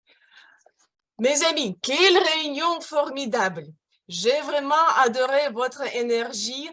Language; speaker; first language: French; non-native, fluent; Russian